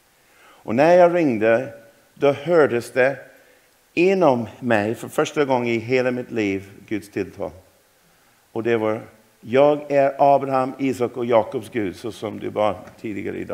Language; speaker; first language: Swedish; non-native, fluent; English